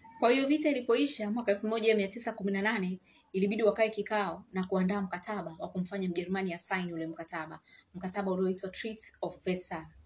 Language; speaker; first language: Swahili; native; Swahili